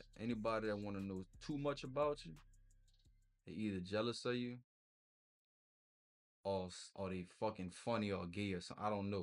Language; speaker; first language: English; native; English